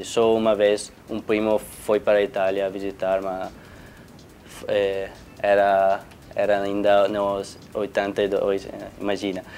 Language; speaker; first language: Portuguese; non-native, fluent; Italian